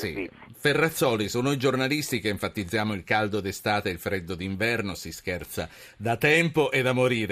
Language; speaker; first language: Italian; native; Italian